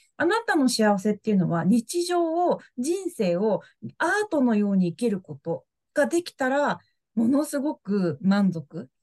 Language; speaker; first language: Japanese; native; Japanese